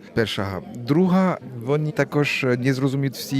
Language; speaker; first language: Ukrainian; non-native, learner; French